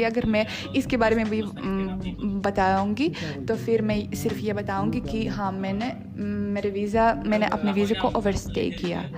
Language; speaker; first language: Hindi; non-native, fluent; Russian